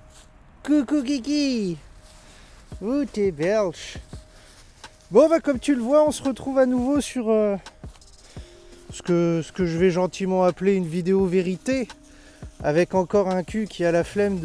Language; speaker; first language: French; native; French